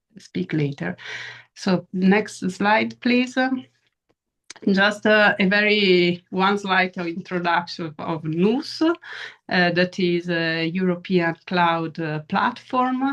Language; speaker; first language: English; non-native, fluent; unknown